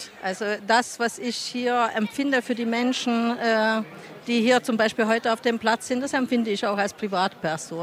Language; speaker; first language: German; non-native, fluent; Hungarian